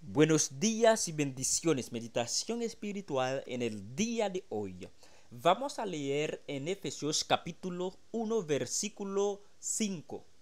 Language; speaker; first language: Spanish; non-native, fluent; Haitian Creole